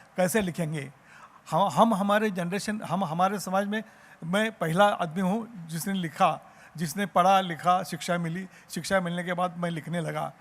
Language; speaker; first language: Hindi; non-native, local second language; Marathi